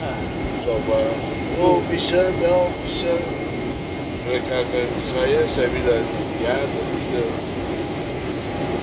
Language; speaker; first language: Indonesian; non-native, learner; Portuguese